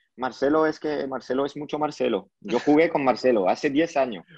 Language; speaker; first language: Spanish; early bilingual, heritage; French